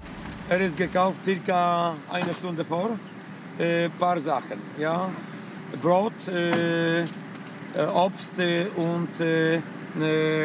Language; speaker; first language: German; non-native, learner; Polish